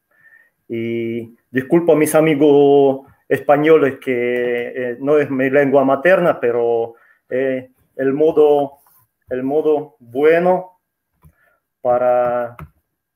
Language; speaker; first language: Spanish; non-native, fluent; Russian